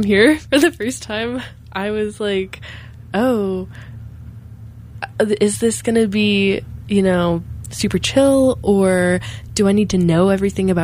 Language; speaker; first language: English; native; English